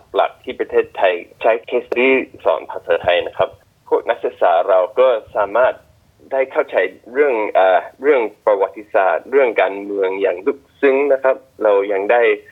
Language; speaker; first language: Thai; non-native, fluent; English